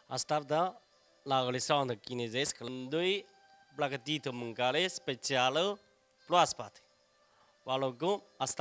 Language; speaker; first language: Romanian; non-native, learner; Chinese